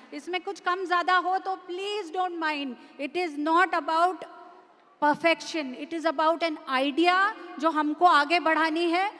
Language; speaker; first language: Hindi; non-native, local second language; Marathi